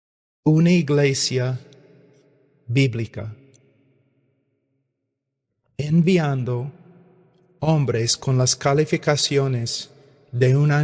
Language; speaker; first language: Spanish; non-native, fluent; English